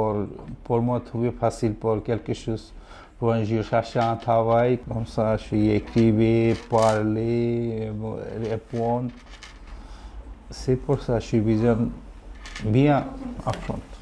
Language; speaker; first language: French; non-native, learner; Bangla